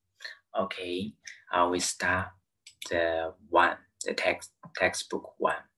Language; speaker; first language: English; non-native, learner; Chinese